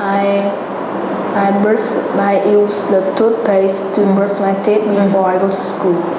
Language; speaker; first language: English; non-native, learner; Vietnamese